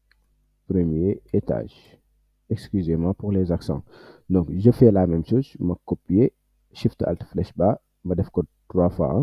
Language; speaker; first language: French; non-native, local second language; Wolof